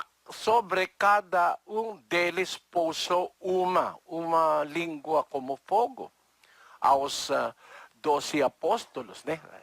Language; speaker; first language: Portuguese; non-native, learner; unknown